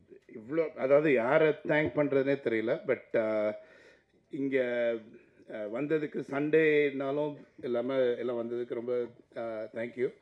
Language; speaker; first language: Tamil; early bilingual, heritage; Tamil